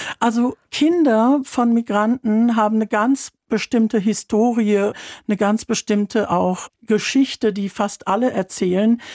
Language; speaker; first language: German; early bilingual, other home language; Turkish